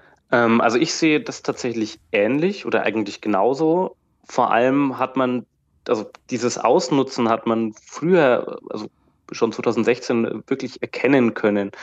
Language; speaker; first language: German; native; German